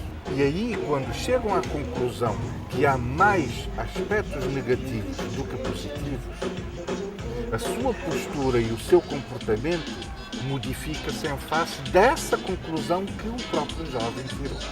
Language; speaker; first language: Portuguese; non-native, local second language; Kabuverdianu